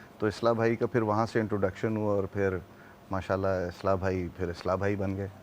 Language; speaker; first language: Urdu; native; Urdu